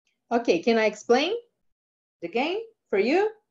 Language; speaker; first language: English; non-native, fluent; Portuguese